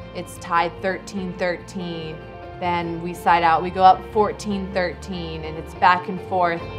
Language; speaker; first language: English; native; English